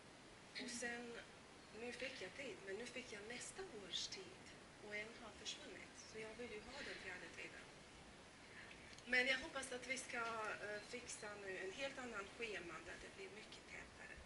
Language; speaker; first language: Swedish; non-native, fluent; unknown